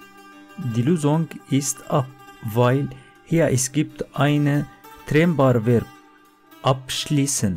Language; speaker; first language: German; non-native, learner; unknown